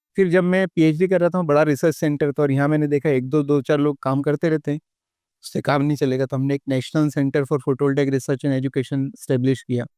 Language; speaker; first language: Hindi; native; Hindi